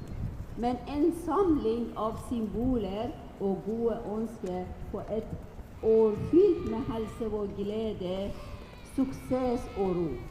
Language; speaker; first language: Norwegian; non-native, fluent; Persian